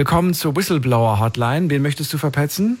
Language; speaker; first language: German; native; German